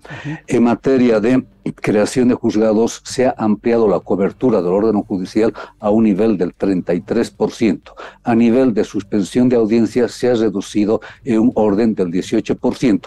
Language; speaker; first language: Spanish; native; Spanish